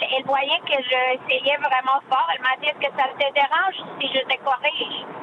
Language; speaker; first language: French; non-native, learner; Spanish